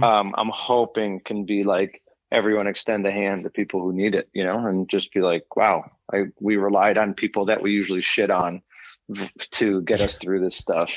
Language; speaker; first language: English; native; English